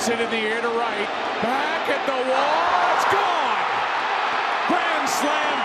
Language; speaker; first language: English; native; English